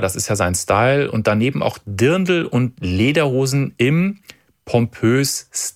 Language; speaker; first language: German; native; German